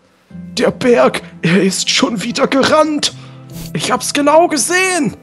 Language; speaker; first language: German; native; German